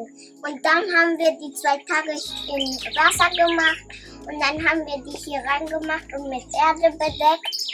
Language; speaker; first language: German; early bilingual, heritage; German